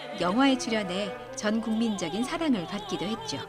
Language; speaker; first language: Korean; native; Korean